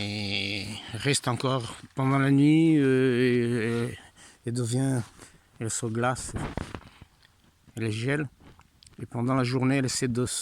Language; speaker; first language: French; non-native, fluent; Italian